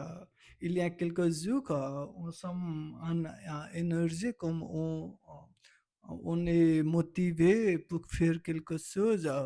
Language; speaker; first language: French; non-native, learner; Nepali